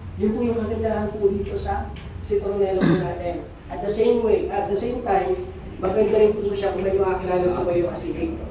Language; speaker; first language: Filipino; native; Filipino